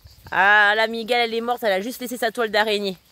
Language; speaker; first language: French; native; French